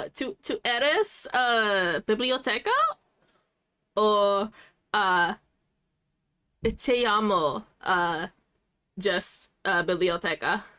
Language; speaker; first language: Spanish; non-native, learner; English